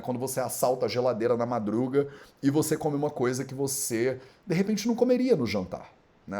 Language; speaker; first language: Portuguese; native; Portuguese